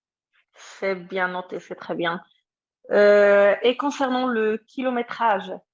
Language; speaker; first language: French; non-native, fluent; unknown